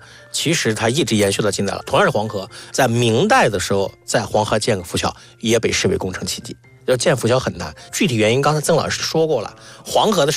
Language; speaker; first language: Chinese; native; Chinese